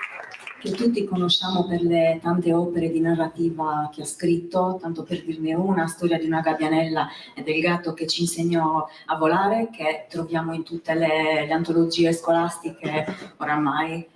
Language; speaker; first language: Italian; native; Italian